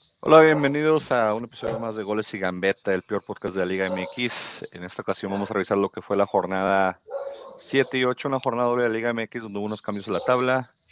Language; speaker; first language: Spanish; native; Spanish